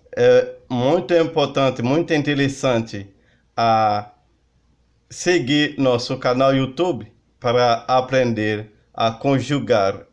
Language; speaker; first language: Portuguese; non-native, learner; Haitian Creole